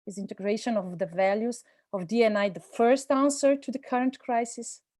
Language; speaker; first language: English; non-native, fluent; Slovenian